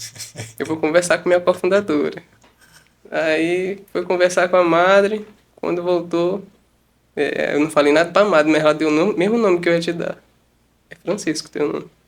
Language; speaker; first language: Portuguese; native; Portuguese